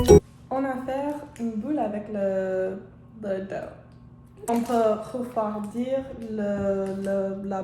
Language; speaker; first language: French; non-native, learner; English